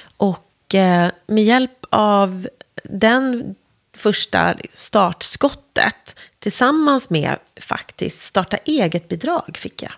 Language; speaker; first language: Swedish; native; Swedish